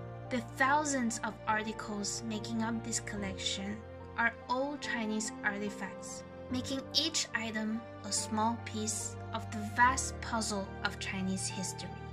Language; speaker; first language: English; non-native, fluent; French